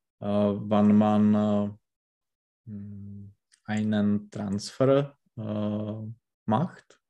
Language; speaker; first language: German; non-native, learner; Czech